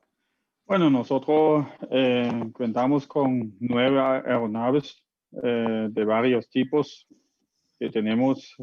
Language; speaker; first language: Spanish; non-native, fluent; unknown